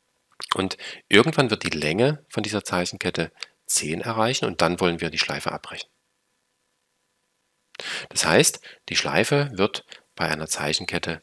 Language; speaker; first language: German; native; German